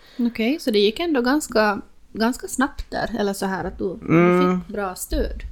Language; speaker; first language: Swedish; native; Swedish